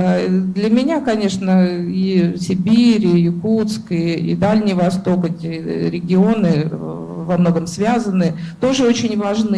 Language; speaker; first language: Russian; native; Russian